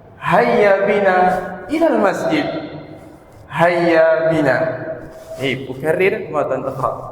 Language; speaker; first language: Arabic; non-native, fluent; Indonesian